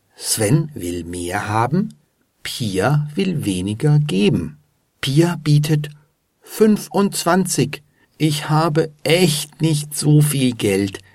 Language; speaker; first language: German; native; German